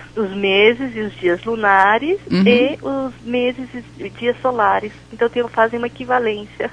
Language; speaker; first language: Portuguese; early bilingual, other home language; Chinese